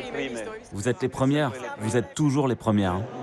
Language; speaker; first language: French; native; French